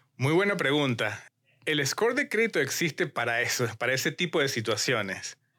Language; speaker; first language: Spanish; native; Spanish